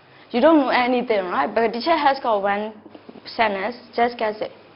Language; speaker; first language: English; non-native, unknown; Burmese